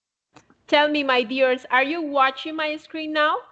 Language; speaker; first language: English; non-native, fluent; Spanish